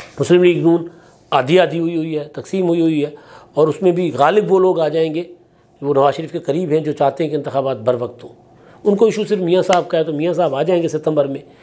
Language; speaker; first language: Urdu; non-native, local second language; Sindhi